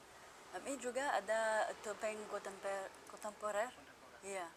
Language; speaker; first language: Indonesian; non-native, fluent; French